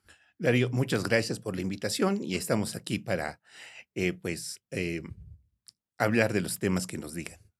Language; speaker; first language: Spanish; native; Spanish